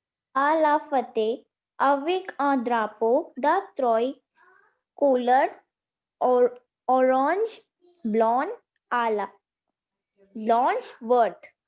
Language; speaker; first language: French; non-native, learner; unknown